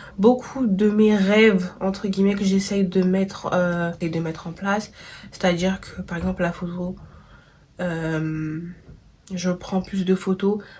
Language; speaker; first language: French; native; French